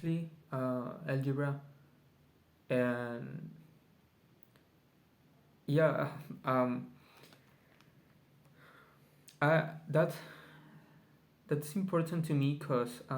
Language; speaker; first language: English; non-native, learner; Spanish